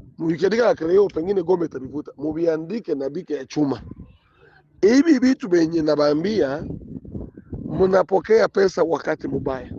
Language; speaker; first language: Swahili; native; Swahili